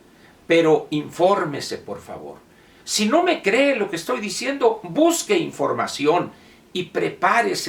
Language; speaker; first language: Spanish; native; Spanish